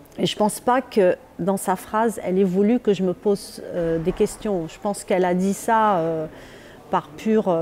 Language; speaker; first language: French; non-native, local second language; Arabic